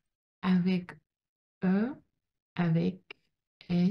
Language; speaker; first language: French; non-native, learner; Russian